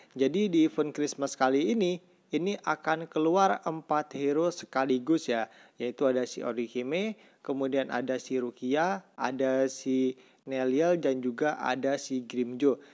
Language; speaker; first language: Indonesian; native; Indonesian